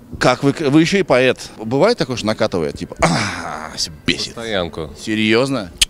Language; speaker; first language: Russian; native; Russian